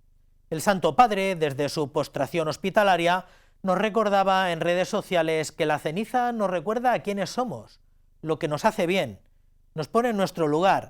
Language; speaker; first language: Spanish; native; Spanish